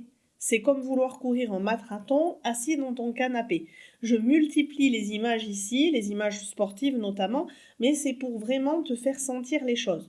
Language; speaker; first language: French; native; French